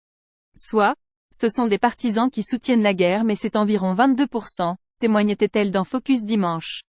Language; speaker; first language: French; native; French